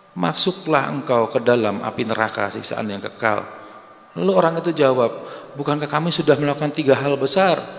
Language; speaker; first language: Indonesian; native; Indonesian